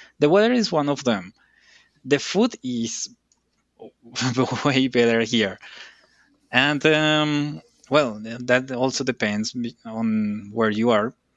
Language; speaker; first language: English; non-native, fluent; Spanish